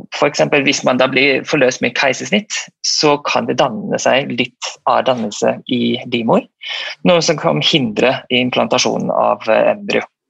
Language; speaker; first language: Norwegian; non-native, fluent; Malay